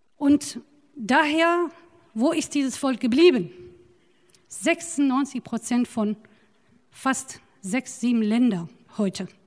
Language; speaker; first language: German; non-native, fluent; Turoyo